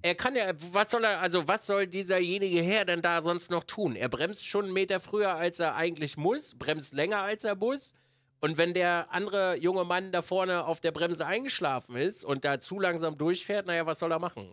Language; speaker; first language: German; native; German